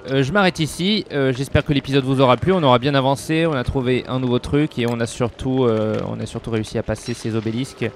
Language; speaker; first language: French; native; French